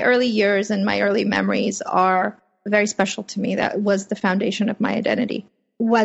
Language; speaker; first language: English; early bilingual, other home language; Persian